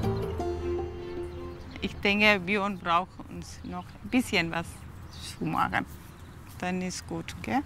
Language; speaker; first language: German; non-native, learner; Tamil